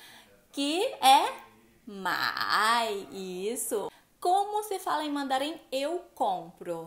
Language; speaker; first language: Portuguese; non-native, fluent; Chinese